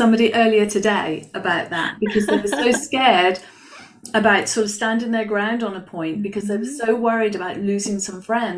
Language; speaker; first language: English; native; English